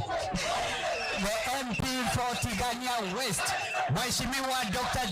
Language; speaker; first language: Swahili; non-native, local second language; Meru